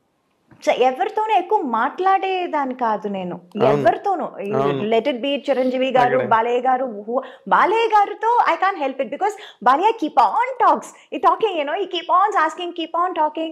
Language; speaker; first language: Telugu; non-native, local second language; Tamil